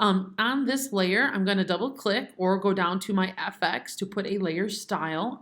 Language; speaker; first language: English; native; English